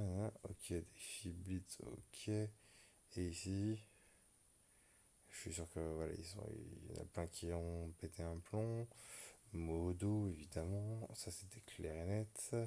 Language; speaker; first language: French; native; French